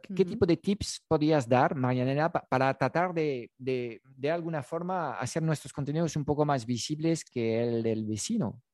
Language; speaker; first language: Spanish; non-native, fluent; French